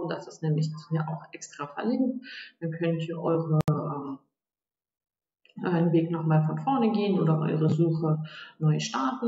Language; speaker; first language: German; native; German